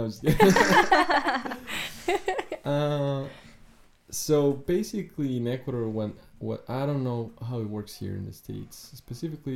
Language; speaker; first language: English; non-native, fluent; Spanish